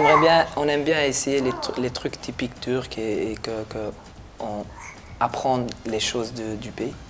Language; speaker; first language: French; non-native, local second language; Dutch